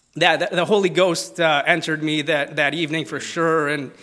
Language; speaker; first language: English; non-native, fluent; Italian